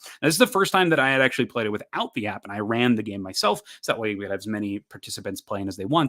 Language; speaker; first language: English; native; English